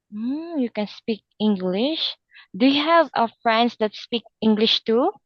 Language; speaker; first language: English; non-native, local second language; Filipino